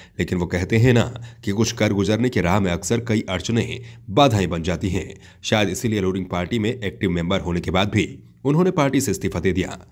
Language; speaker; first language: Hindi; native; Hindi